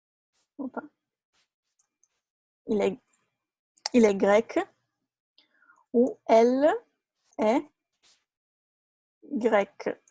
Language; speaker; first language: French; non-native, fluent; Portuguese